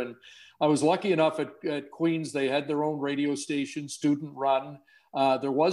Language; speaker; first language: English; native; English